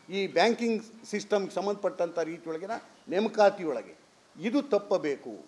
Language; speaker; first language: Kannada; native; Kannada